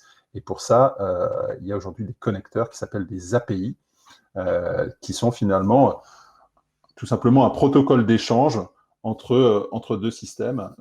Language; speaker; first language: French; native; French